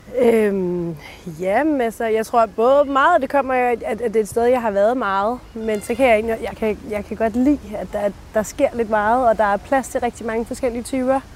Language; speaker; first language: Danish; early bilingual, other home language; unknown